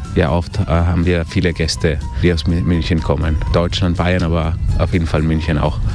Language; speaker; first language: German; early bilingual, heritage; Italian